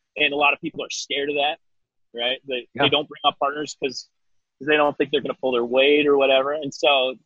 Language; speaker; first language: English; native; English